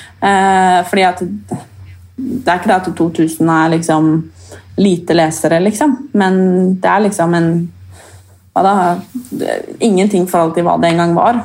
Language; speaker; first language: Norwegian; native; Norwegian